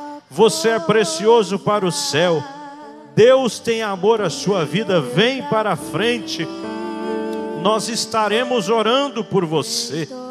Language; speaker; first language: Portuguese; native; Portuguese